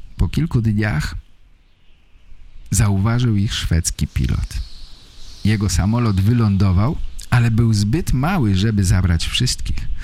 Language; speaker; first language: Polish; native; Polish